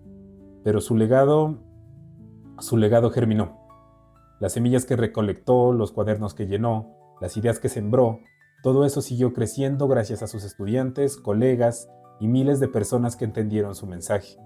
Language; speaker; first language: Spanish; native; Spanish